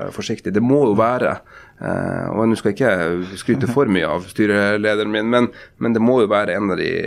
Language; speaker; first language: Norwegian; native; Norwegian